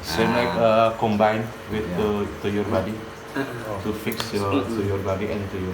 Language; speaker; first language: English; non-native, learner; Javanese